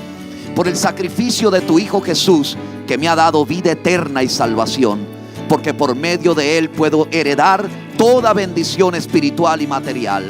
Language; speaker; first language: Spanish; native; Spanish